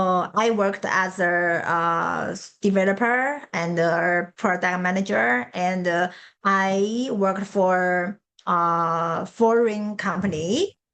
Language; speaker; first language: English; non-native, learner; Chinese